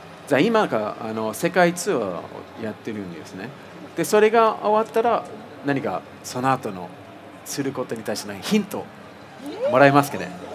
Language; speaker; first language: Japanese; non-native, fluent; English